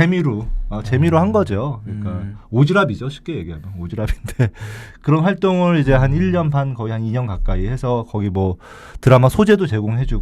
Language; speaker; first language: Korean; native; Korean